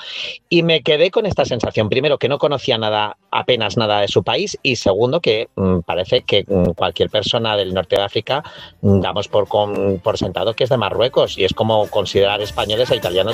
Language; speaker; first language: Spanish; native; Spanish